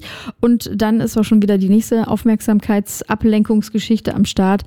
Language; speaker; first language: German; native; German